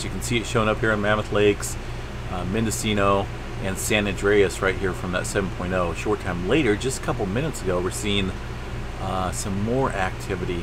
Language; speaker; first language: English; native; English